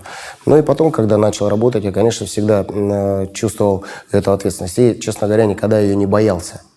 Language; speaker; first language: Russian; native; Russian